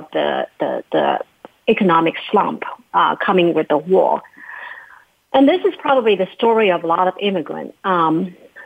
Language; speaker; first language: English; non-native, fluent; Chinese